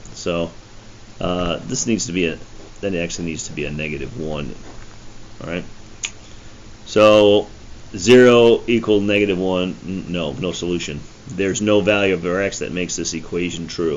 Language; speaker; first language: English; native; English